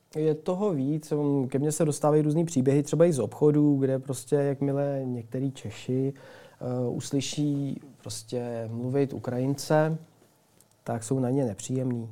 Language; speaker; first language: Czech; early bilingual, other home language; Ukrainian